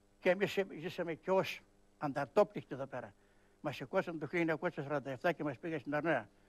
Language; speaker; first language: Greek; native; Greek